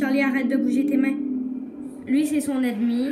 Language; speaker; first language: French; native; French